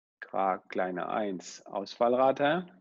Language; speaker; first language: German; non-native, fluent; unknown